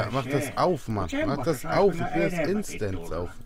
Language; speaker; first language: German; native; German